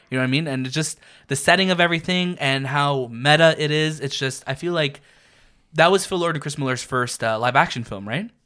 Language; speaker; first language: English; native; English